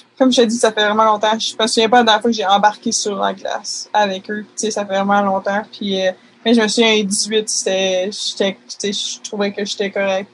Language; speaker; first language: French; native; French